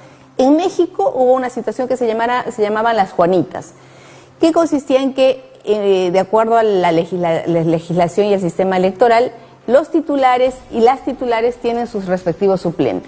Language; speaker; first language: Spanish; native; Spanish